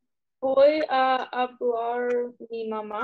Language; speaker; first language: Spanish; non-native, learner; English